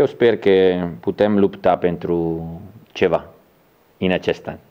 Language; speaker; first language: Romanian; non-native, learner; Italian